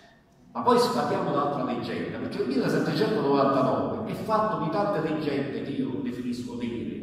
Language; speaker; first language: Italian; native; Italian